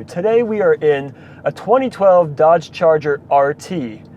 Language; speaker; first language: English; native; English